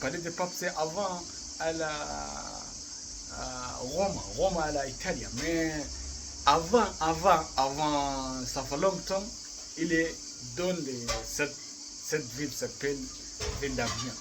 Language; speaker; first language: French; non-native, learner; Arabic